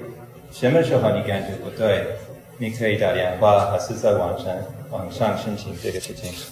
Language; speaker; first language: Chinese; non-native, fluent; English